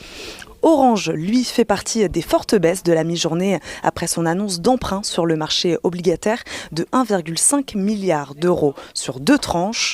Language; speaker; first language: French; native; French